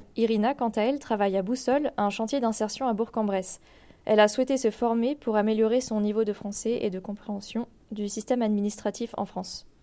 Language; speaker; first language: French; native; French